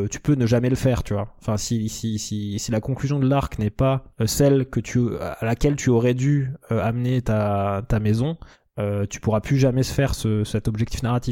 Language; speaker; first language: French; native; French